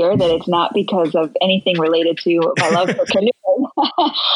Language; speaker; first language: English; native; English